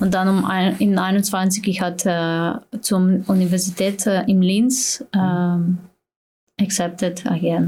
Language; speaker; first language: German; non-native, learner; Slovenian